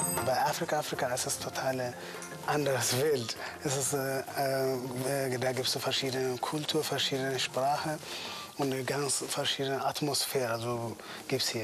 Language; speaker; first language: German; non-native, fluent; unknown